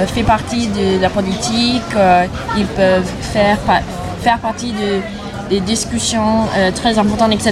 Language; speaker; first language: French; non-native, fluent; English